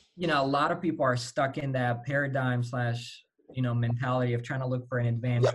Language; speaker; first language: English; non-native, fluent; Slovak